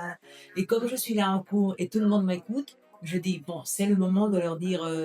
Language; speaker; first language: French; non-native, fluent; Spanish